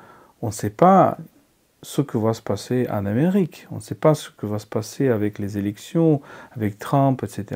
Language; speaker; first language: French; non-native, fluent; Ukrainian